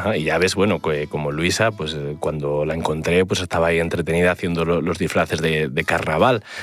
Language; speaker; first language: Spanish; native; Spanish